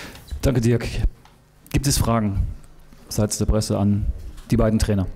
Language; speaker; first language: German; native; German